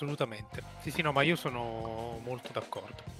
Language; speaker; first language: Italian; native; Italian